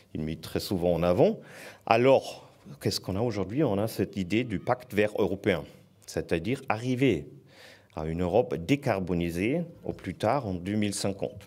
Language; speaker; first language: French; non-native, fluent; German